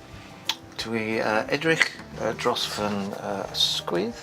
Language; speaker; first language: Welsh; non-native, learner; English